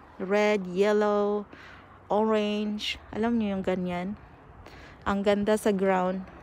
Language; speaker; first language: Filipino; non-native, local second language; Cebuano